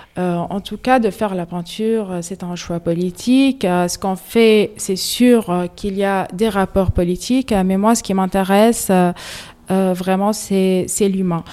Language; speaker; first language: French; non-native, fluent; Arabic